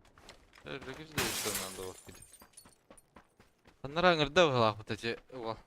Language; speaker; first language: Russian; non-native, local second language; Yakut